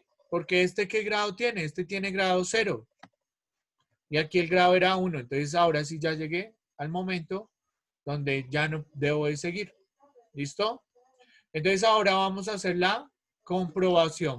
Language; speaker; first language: Spanish; native; Spanish